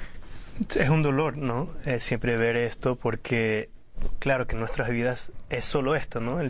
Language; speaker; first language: Spanish; early bilingual, heritage; Spanish